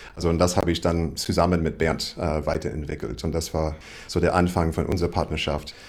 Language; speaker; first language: German; non-native, fluent; English